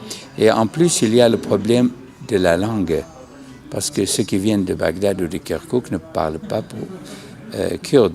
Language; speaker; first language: French; non-native, fluent; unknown